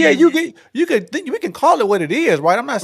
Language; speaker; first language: English; native; English